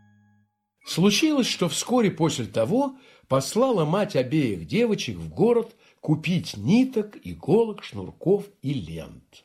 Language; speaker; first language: Russian; native; Russian